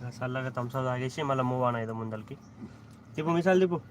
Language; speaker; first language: Telugu; non-native, local second language; Lambadi